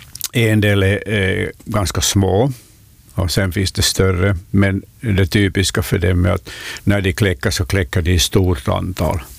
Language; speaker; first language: Swedish; native; Swedish